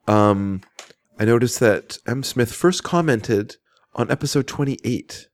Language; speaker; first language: English; native; English